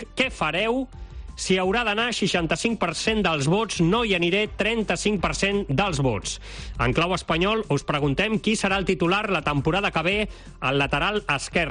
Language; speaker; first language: Catalan; native; Catalan